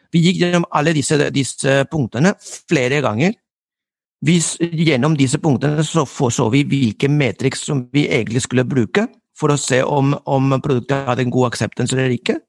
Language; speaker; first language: Norwegian; non-native, fluent; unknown